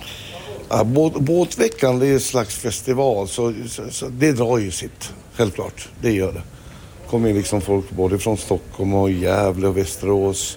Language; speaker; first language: Swedish; non-native, fluent; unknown